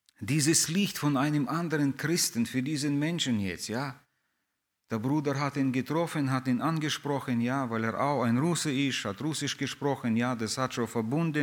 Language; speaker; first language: German; non-native, fluent; Russian